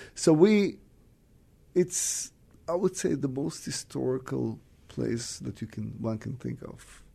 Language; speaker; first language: English; non-native, fluent; Russian